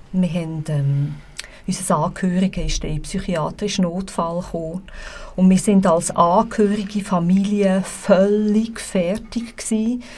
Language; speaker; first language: German; native; German